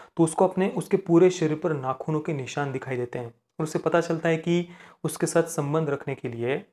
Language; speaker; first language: Hindi; non-native, local second language; Marathi